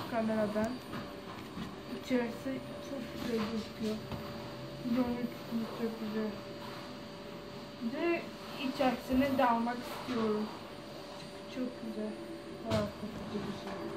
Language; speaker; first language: Turkish; non-native, fluent; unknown